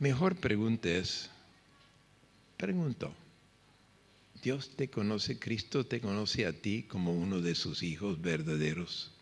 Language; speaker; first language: Spanish; non-native, fluent; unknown